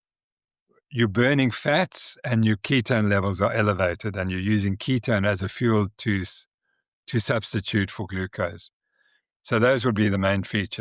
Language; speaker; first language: English; native; English